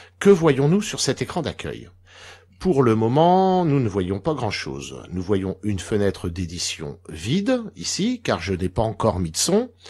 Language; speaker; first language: French; native; French